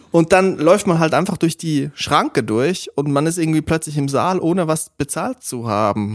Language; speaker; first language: German; non-native, local second language; Swiss German